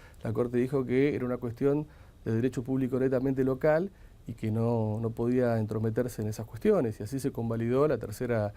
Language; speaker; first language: Spanish; native; Spanish